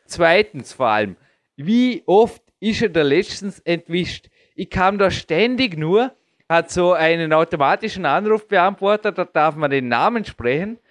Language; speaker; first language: German; native; German